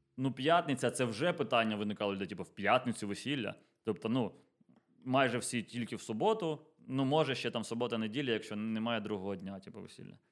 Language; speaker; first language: Ukrainian; native; Ukrainian